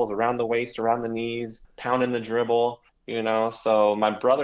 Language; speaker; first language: English; native; English